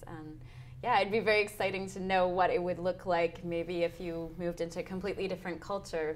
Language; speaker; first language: English; native; English